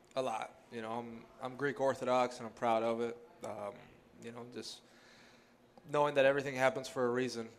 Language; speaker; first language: English; early bilingual, other home language; Greek